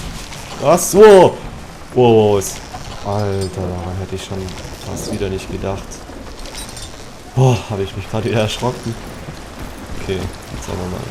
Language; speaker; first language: German; native; German